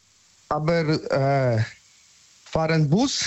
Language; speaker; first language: German; non-native, learner; Polish